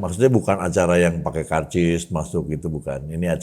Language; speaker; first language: Indonesian; native; Indonesian